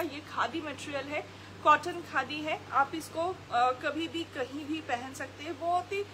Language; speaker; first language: Hindi; non-native, local second language; Bangla